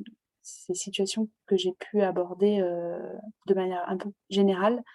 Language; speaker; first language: French; native; French